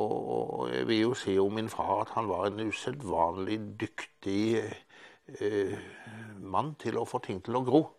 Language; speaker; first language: Norwegian; native; Norwegian